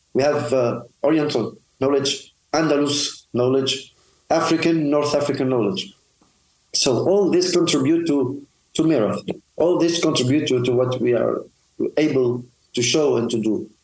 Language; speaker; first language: English; non-native, fluent; Arabic